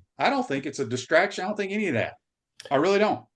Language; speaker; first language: English; native; English